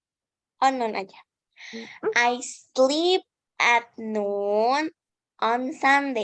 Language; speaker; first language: English; non-native, learner; Indonesian